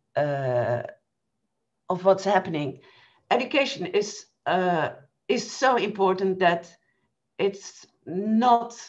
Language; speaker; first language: English; non-native, fluent; Dutch